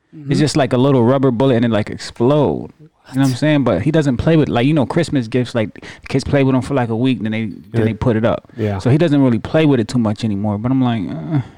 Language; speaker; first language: English; native; English